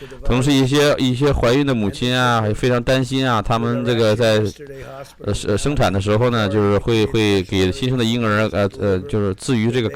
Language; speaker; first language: Chinese; native; Chinese